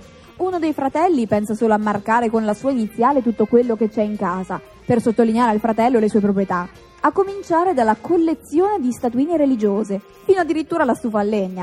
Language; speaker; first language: Italian; native; Italian